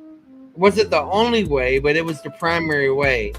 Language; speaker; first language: English; native; English